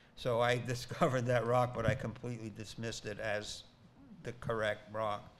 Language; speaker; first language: English; native; English